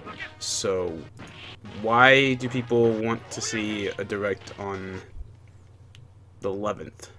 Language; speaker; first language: English; native; English